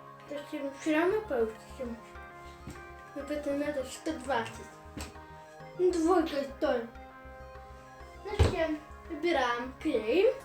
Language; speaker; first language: Russian; early bilingual, heritage; Russian